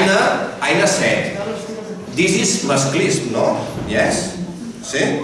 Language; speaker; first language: English; non-native, fluent; Catalan